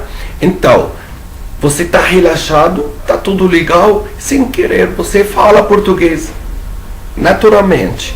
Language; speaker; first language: Portuguese; non-native, fluent; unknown